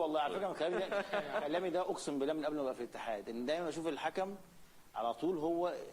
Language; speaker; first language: Arabic; native; Arabic